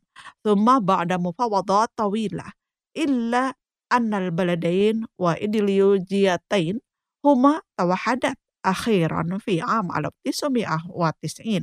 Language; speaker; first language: Arabic; non-native, fluent; Indonesian